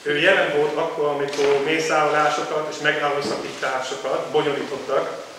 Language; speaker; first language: Hungarian; non-native, fluent; German